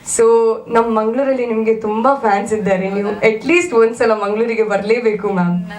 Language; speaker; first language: Kannada; native; Kannada